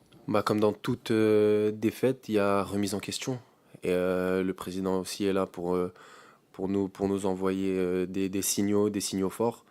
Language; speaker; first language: French; native; French